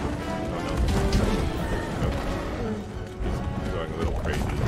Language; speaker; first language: English; native; English